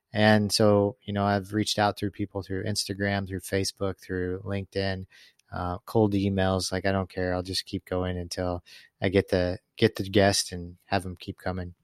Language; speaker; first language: English; native; English